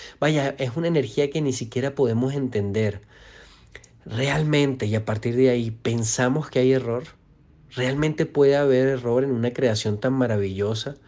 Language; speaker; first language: Spanish; native; Spanish